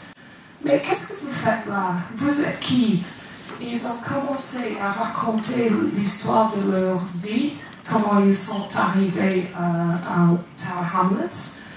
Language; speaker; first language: French; non-native, fluent; English